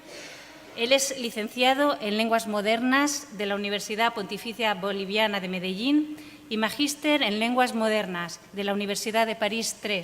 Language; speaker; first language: Spanish; native; Spanish